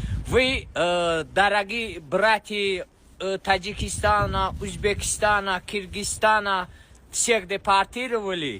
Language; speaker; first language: Russian; non-native, learner; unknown